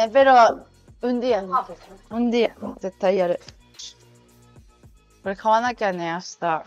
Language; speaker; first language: Spanish; non-native, learner; Japanese